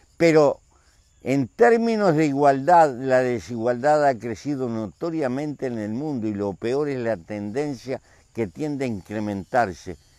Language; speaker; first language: Spanish; native; Spanish